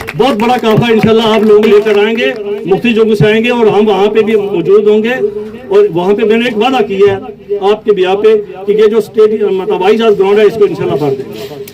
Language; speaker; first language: Urdu; non-native, local second language; Pahari-Potwari